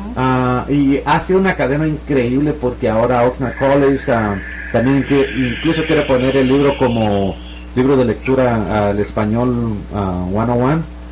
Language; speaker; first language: Spanish; native; Spanish